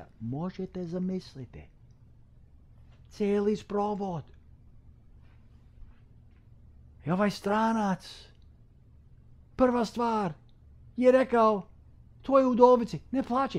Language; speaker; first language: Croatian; non-native, fluent; English